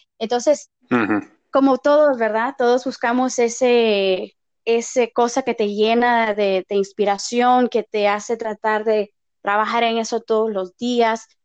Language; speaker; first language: Spanish; early bilingual, heritage; Spanish